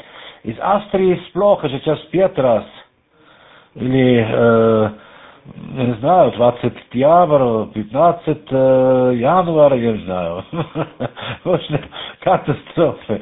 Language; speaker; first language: Russian; non-native, learner; German